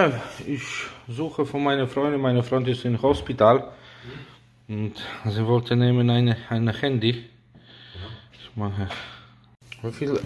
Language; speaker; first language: German; non-native, learner; Polish